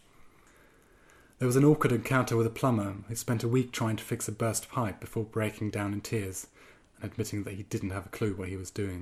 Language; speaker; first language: English; non-native, fluent; German